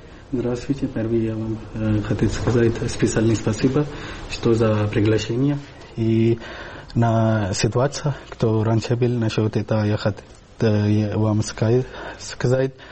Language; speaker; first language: Russian; non-native, learner; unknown